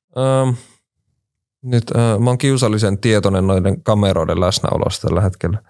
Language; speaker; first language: Finnish; native; Finnish